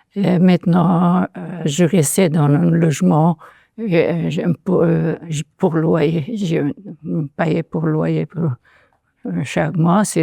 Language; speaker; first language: French; non-native, learner; Persian